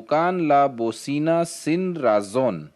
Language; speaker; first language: Spanish; non-native, learner; Hindi